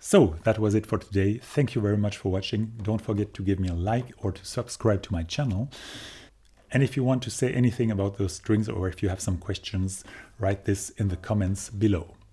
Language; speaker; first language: English; non-native, fluent; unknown